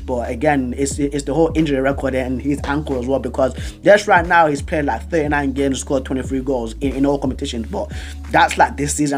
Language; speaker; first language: English; native; English